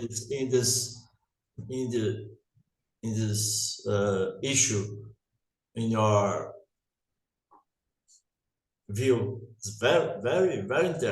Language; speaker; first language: English; non-native, learner; Portuguese